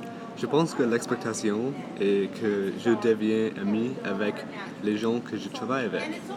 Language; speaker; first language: French; non-native, local second language; English